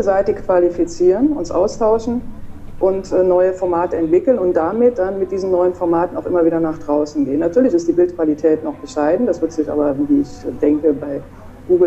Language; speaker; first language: German; native; German